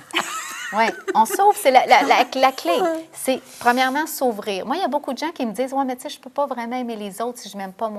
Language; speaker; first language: French; native; French